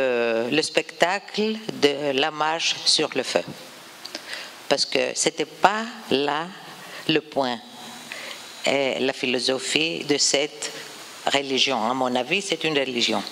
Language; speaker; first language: French; non-native, fluent; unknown